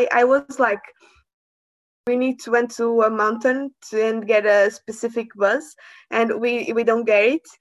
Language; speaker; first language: English; non-native, learner; Portuguese